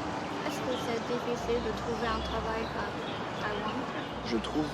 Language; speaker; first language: French; non-native, learner; Chinese